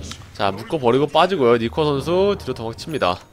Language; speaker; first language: Korean; native; Korean